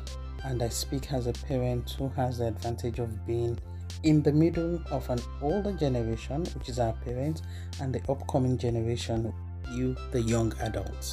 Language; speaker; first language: English; non-native, local second language; Yoruba